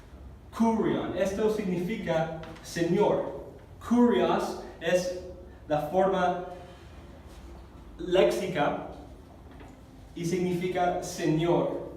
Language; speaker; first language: Spanish; non-native, fluent; English